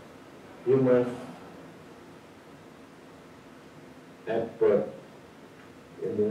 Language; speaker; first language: English; non-native, learner; Indonesian